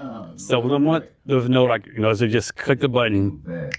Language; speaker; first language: English; native; English